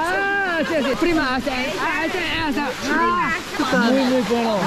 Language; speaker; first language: Spanish; non-native, learner; Korean